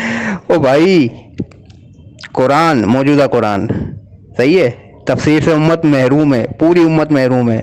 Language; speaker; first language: Urdu; native; Urdu